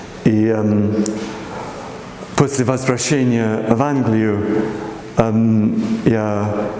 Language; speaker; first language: Russian; non-native, fluent; English